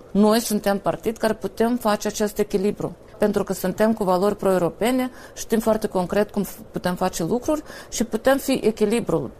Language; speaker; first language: Romanian; native; Romanian